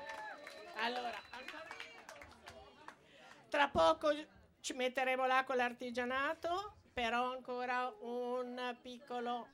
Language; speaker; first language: Italian; non-native, learner; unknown